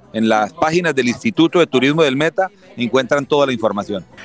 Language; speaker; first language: Spanish; native; Spanish